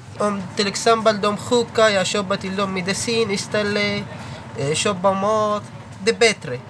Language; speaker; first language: Swedish; non-native, learner; Arabic